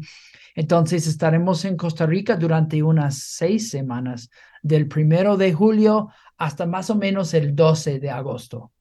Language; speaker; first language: Spanish; non-native, fluent; English